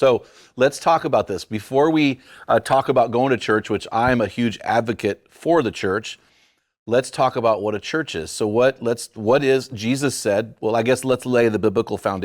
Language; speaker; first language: English; native; English